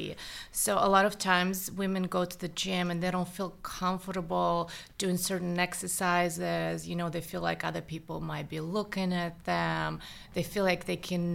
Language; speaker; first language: English; non-native, fluent; Russian